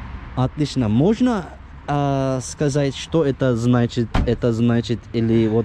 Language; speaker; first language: Russian; non-native, learner; Turkish